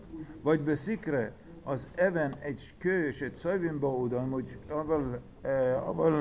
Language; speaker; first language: Hungarian; early bilingual, heritage; Hungarian